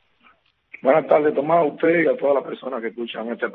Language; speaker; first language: Spanish; native; Spanish